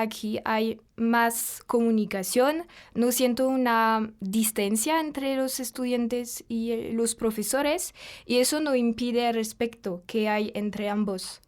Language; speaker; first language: Spanish; non-native, fluent; French